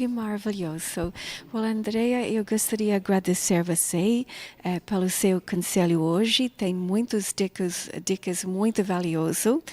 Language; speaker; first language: Portuguese; non-native, learner; English